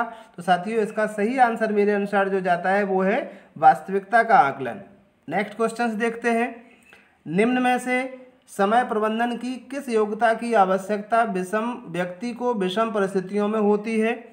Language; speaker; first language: Hindi; native; Hindi